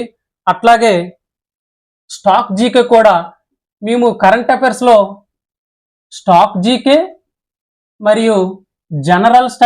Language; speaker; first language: Telugu; native; Telugu